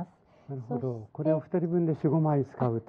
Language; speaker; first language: Japanese; native; Japanese